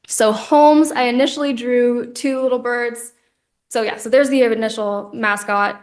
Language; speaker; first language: English; native; English